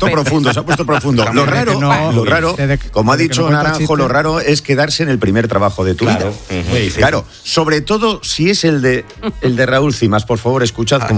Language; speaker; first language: Spanish; native; Spanish